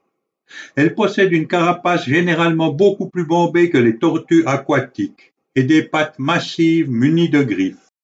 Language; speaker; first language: French; native; French